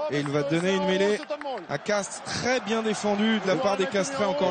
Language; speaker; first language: French; native; French